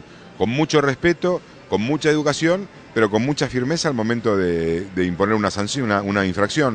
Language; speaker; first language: Spanish; native; Spanish